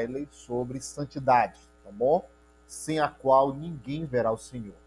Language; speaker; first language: Portuguese; native; Portuguese